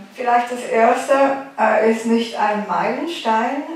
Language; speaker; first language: German; native; German